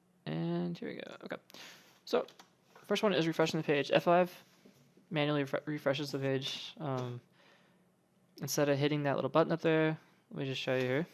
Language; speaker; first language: English; native; English